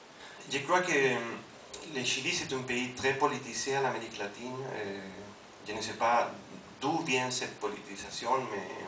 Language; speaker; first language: French; non-native, fluent; Spanish